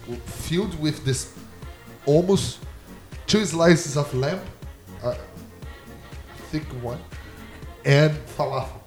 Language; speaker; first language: English; non-native, learner; Portuguese